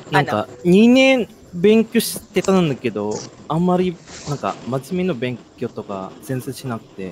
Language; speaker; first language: Japanese; non-native, learner; Filipino